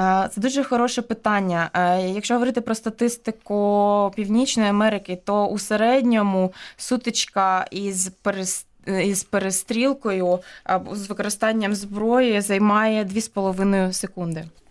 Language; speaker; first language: Ukrainian; native; Ukrainian